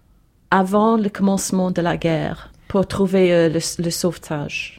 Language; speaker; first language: French; non-native, learner; English